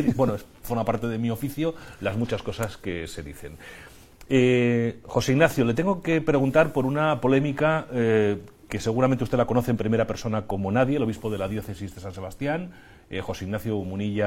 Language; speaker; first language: Spanish; native; Spanish